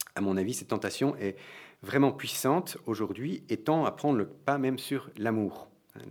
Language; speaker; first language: French; native; French